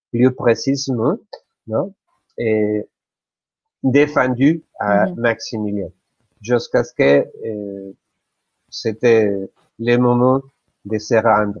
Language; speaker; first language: French; non-native, fluent; Spanish